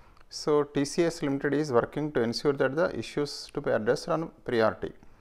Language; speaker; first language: English; non-native, local second language; Telugu